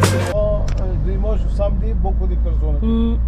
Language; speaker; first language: French; non-native, learner; Arabic